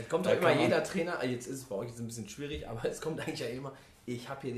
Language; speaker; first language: German; native; German